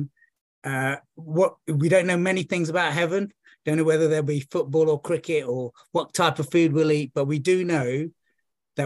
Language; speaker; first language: English; native; English